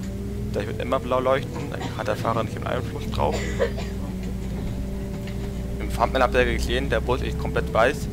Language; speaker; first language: German; native; German